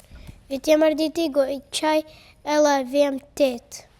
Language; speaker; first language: Albanian; early bilingual, other home language; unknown